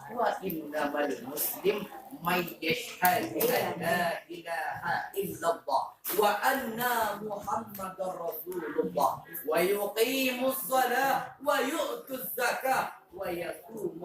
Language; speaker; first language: Arabic; non-native, learner; Indonesian